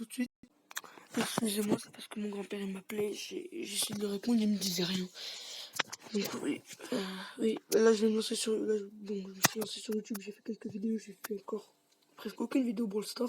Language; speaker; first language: French; native; French